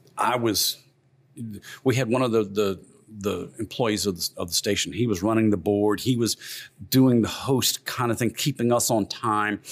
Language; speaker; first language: English; native; English